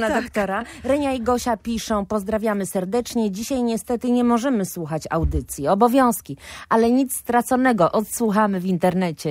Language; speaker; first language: Polish; native; Polish